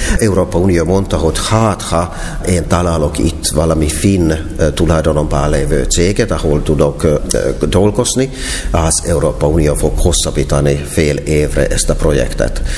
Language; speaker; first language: Hungarian; non-native, fluent; Finnish